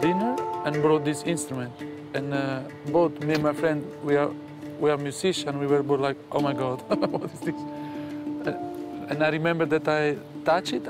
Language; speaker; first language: English; non-native, fluent; Italian